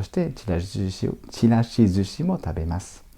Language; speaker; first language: Japanese; non-native, fluent; French